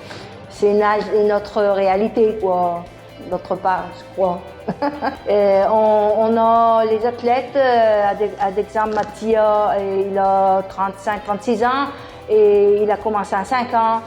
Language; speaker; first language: French; early bilingual, other home language; Italian